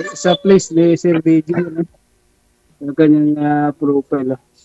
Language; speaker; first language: Filipino; native; Filipino